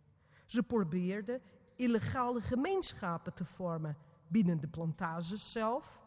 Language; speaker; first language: Dutch; non-native, fluent; Portuguese